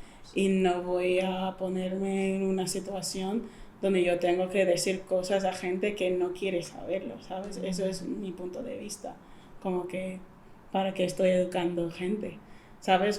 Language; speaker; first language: Spanish; non-native, fluent; English